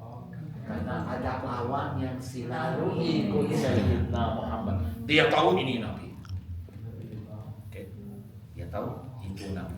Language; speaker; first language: Indonesian; non-native, fluent; Arabic